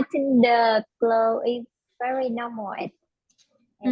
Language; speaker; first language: English; non-native, learner; Vietnamese